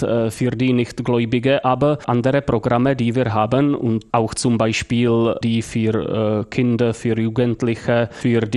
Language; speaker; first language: German; non-native, fluent; Czech